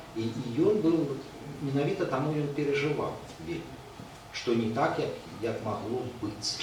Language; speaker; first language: Belarusian; native; Belarusian